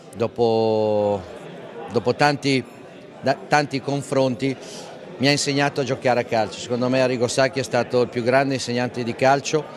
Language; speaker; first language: Italian; native; Italian